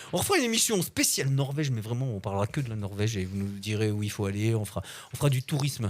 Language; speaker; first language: French; native; French